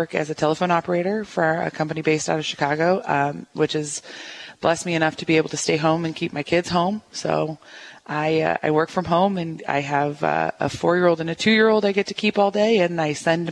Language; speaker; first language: English; native; English